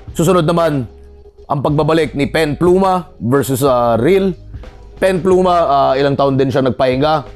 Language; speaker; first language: Filipino; native; Filipino